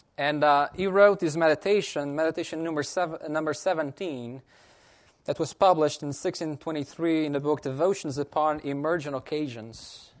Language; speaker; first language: English; non-native, fluent; Portuguese